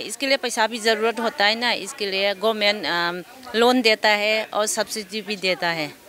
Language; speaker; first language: Hindi; non-native, local second language; Manipuri